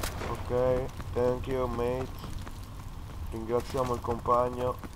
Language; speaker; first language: English; non-native, learner; Italian